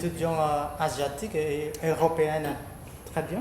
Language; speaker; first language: French; non-native, fluent; Khmer